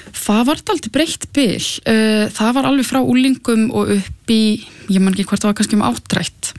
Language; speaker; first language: Icelandic; native; Icelandic